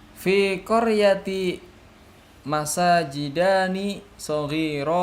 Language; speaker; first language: Arabic; non-native, learner; Indonesian